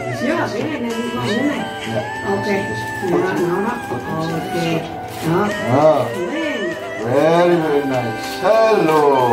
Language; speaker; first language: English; non-native, learner; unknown